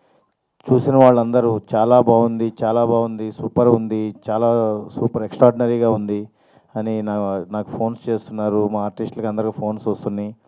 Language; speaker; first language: Telugu; native; Telugu